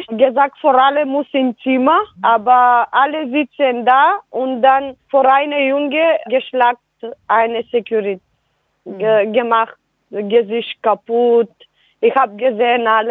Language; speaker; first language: German; non-native, learner; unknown